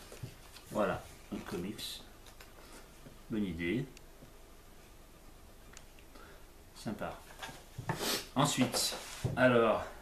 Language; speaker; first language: French; native; French